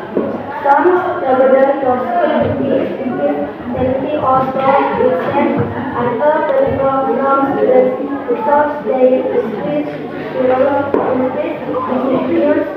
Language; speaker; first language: English; non-native, learner; Indonesian